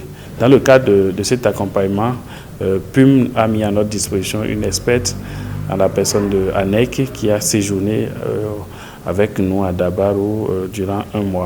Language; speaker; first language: French; native; French